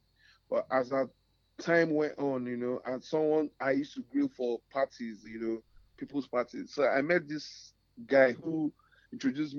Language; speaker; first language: English; non-native, local second language; Yoruba